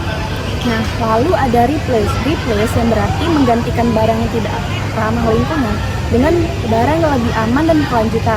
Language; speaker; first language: Indonesian; native; Indonesian